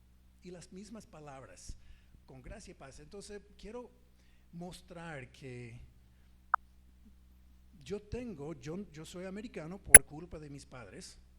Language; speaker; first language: Spanish; non-native, fluent; English